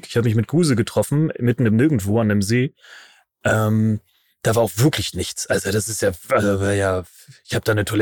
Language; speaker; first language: German; native; German